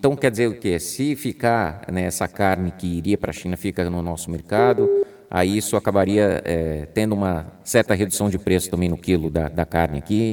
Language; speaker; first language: Portuguese; native; Portuguese